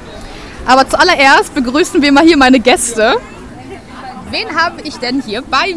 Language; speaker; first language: German; native; German